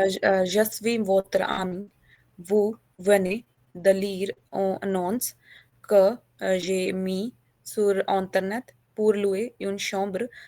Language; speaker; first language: French; non-native, learner; Hindi